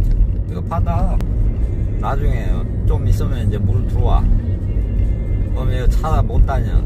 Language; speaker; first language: Korean; native; Korean